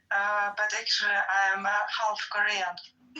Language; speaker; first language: English; non-native, learner; Russian